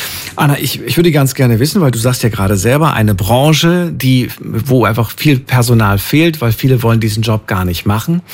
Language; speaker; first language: German; native; German